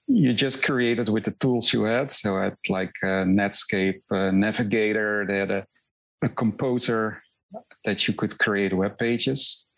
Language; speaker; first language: English; non-native, fluent; Dutch